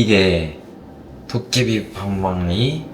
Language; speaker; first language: Korean; non-native, fluent; Japanese